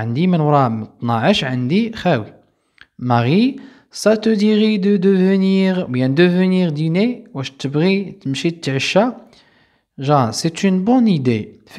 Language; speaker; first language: French; non-native, local second language; Arabic